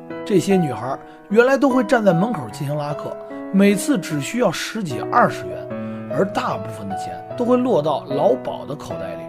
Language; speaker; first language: Chinese; native; Chinese